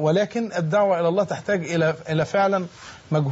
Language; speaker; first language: Arabic; native; Arabic